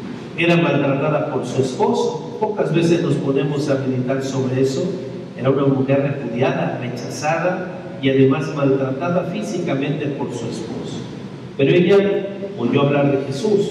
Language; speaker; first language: Spanish; native; Spanish